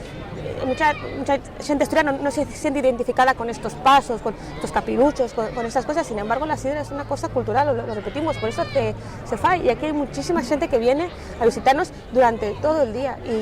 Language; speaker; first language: Spanish; native; Spanish